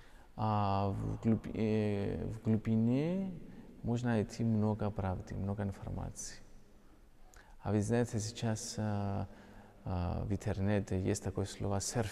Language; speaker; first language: Russian; non-native, fluent; Greek